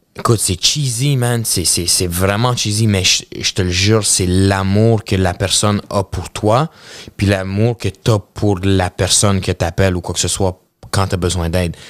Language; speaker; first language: French; early bilingual, other home language; Russian